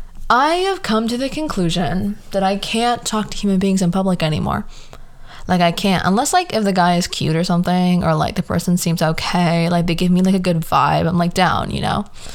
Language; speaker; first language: English; early bilingual, other home language; Spanish